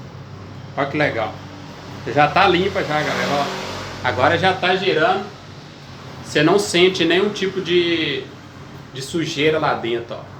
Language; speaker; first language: Portuguese; native; Portuguese